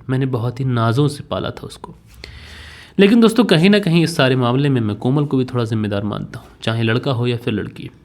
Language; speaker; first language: Hindi; native; Hindi